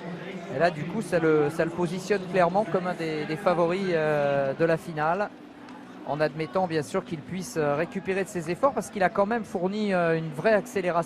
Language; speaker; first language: French; native; French